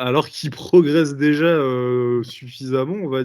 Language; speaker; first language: French; native; French